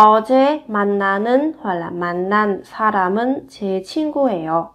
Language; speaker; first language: Korean; non-native, fluent; Vietnamese